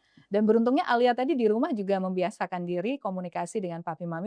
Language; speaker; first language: Indonesian; native; Indonesian